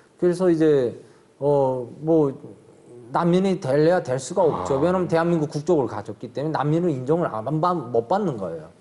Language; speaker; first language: Korean; native; Korean